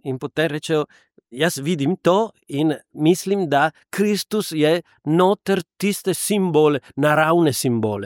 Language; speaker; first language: Slovenian; non-native, learner; Italian